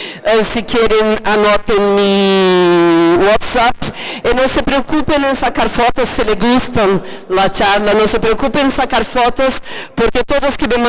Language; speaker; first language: Spanish; non-native, fluent; Portuguese